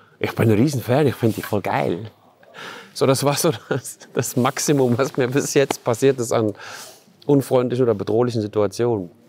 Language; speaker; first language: German; early bilingual, other home language; Turkish